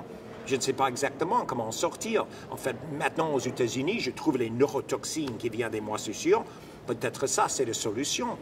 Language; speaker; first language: French; non-native, fluent; English